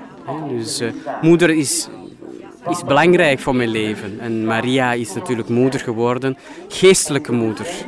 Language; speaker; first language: Dutch; non-native, fluent; Thai